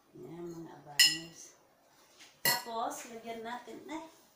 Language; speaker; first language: Filipino; non-native, local second language; Iloko